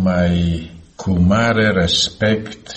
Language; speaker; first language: Romanian; non-native, fluent; Slovak